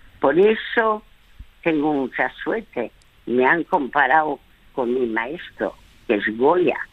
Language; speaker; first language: Spanish; early bilingual, other home language; French